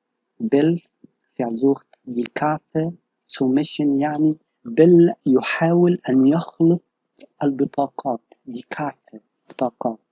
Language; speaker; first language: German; non-native, fluent; Arabic